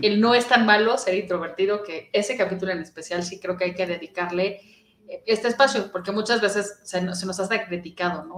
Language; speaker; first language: Spanish; native; Spanish